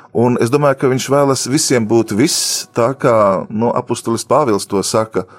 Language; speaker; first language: Latvian; native; Latvian